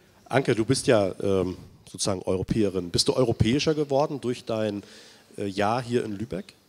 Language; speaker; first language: German; native; German